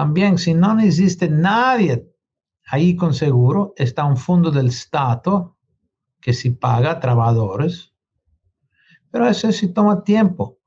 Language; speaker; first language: Spanish; non-native, learner; English